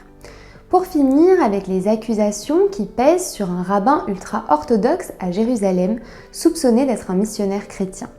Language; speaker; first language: French; native; French